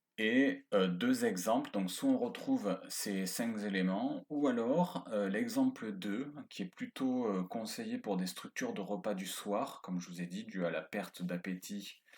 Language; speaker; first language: French; native; French